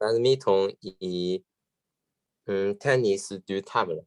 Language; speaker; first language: French; non-native, learner; Chinese